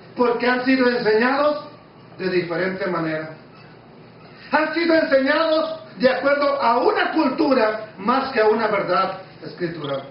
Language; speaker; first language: Spanish; native; Spanish